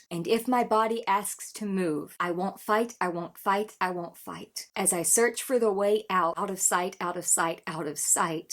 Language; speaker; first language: English; native; English